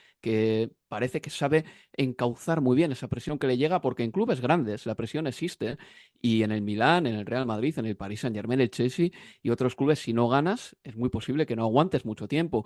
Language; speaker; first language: Spanish; native; Spanish